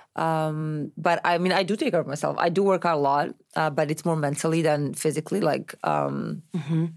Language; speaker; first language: English; non-native, fluent; Serbian